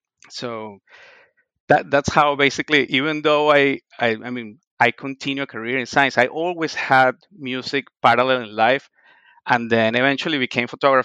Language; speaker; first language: English; non-native, fluent; Spanish